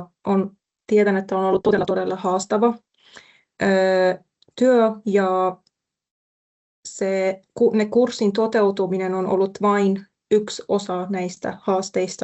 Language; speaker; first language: Finnish; non-native, fluent; Persian